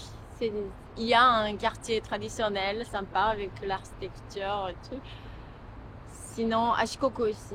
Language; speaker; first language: French; non-native, fluent; Japanese